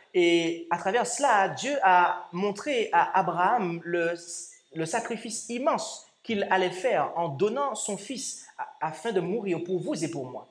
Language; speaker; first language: French; native; French